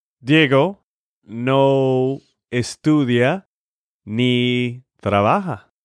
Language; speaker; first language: Spanish; non-native, learner; English